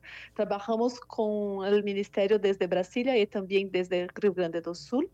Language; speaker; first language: Spanish; non-native, fluent; Portuguese